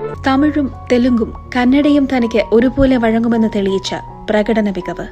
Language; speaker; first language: Malayalam; native; Malayalam